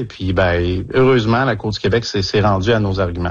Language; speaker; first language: French; native; French